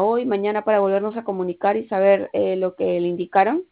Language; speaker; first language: Spanish; native; Spanish